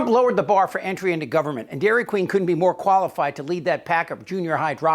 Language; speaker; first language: English; native; English